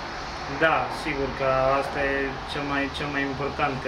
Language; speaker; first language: Romanian; non-native, learner; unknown